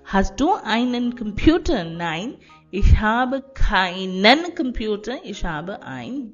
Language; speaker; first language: German; non-native, fluent; Hindi